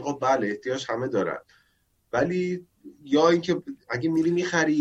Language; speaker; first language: Persian; native; Persian